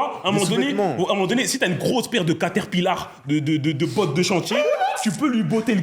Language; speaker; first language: French; native; French